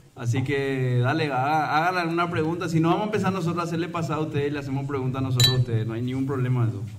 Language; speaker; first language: Spanish; native; Spanish